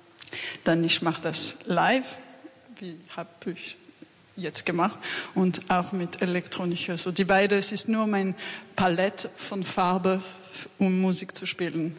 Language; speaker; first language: German; non-native, fluent; French